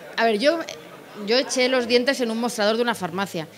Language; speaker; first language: Spanish; native; Spanish